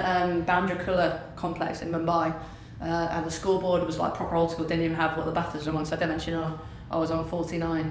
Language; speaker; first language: English; native; English